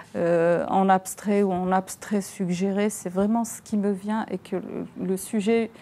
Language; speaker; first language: French; non-native, local second language; Arabic